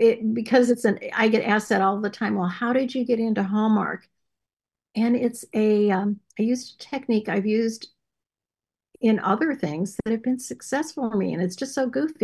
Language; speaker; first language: English; native; English